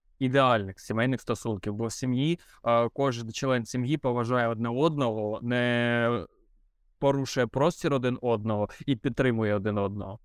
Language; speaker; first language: Ukrainian; non-native, local second language; Russian